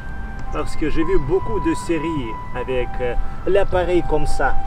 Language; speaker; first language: French; non-native, learner; Russian